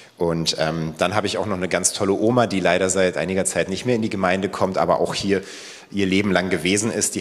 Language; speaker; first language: German; native; German